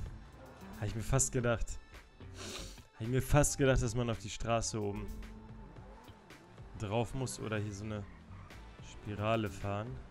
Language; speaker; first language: German; native; German